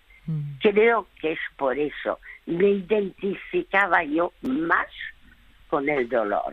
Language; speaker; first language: Spanish; early bilingual, other home language; French